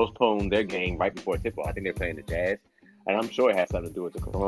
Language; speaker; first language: English; native; English